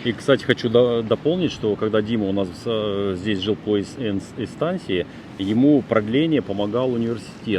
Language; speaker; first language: Russian; native; Russian